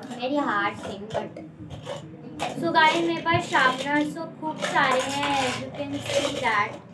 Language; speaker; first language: Hindi; native; Hindi